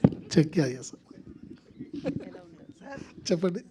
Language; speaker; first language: Telugu; non-native, learner; Tamil